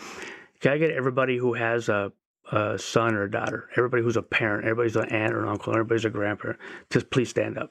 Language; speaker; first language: English; native; English